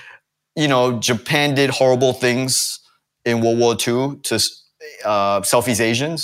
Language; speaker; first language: English; native; English